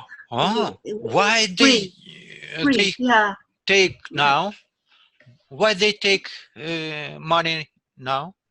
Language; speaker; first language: English; non-native, learner; Russian